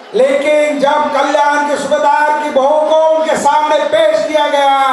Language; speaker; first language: Hindi; non-native, local second language; Marathi